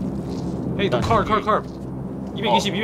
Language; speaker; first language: English; non-native, learner; Korean